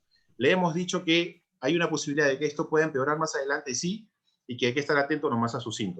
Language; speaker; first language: Spanish; native; Spanish